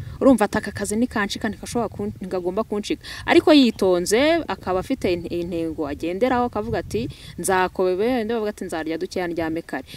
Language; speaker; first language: Kinyarwanda; native; Kinyarwanda